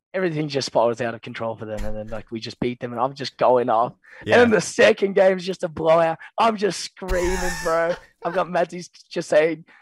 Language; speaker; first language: English; native; English